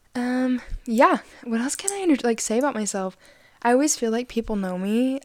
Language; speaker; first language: English; native; English